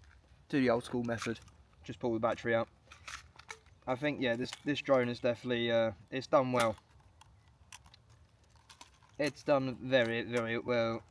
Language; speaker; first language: English; native; English